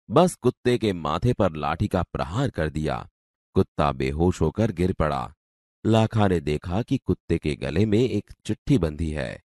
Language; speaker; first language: Hindi; non-native, local second language; Gujarati